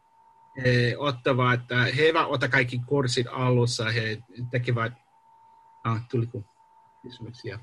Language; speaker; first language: Finnish; non-native, learner; English